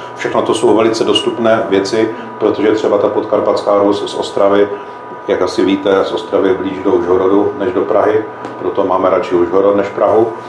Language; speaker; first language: Czech; native; Czech